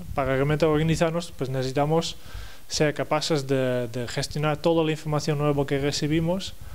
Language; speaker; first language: Spanish; non-native, fluent; Dutch